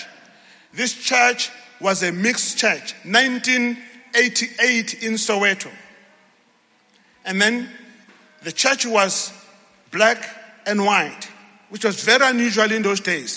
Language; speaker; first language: English; non-native, local second language; Zulu